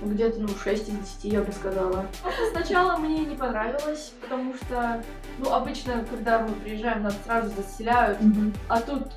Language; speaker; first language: Russian; early bilingual, heritage; Russian